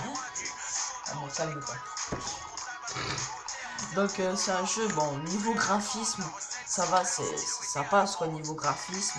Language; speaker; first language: French; native; French